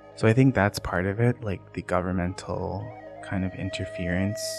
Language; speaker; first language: English; native; English